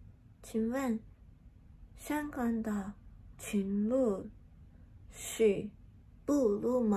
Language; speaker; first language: Chinese; non-native, learner; Japanese